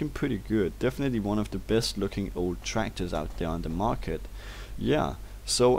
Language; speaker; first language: English; non-native, fluent; Danish